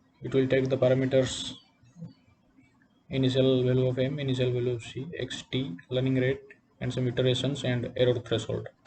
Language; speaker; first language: English; non-native, local second language; Odia